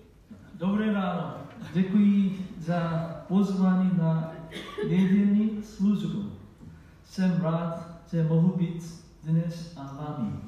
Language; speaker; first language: Czech; non-native, learner; Korean